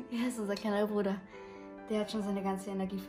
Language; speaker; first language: German; native; German